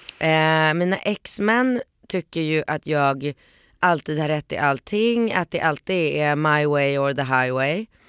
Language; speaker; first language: Swedish; early bilingual, other home language; Polish